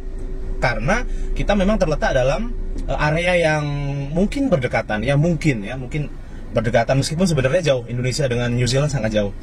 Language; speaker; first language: Indonesian; native; Indonesian